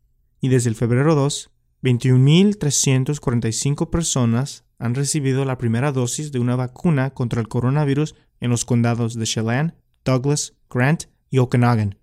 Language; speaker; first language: Spanish; native; Spanish